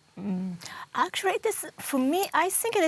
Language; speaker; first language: English; non-native, learner; Japanese